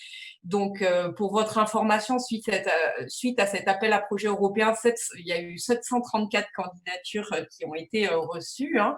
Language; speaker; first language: French; native; French